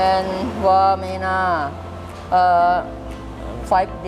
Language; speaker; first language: English; non-native, learner; Thai